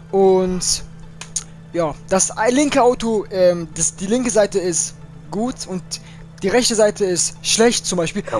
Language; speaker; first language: German; native; German